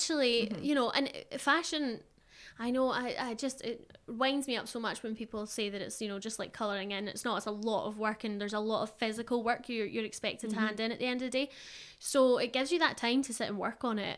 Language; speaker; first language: English; native; English